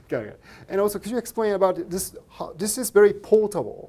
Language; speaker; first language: English; non-native, fluent; Japanese